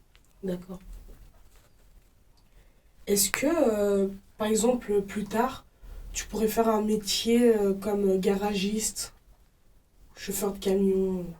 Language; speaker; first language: French; native; French